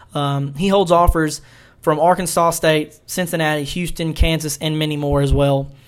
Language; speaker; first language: English; native; English